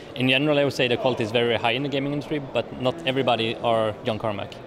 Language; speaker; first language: English; non-native, fluent; Swedish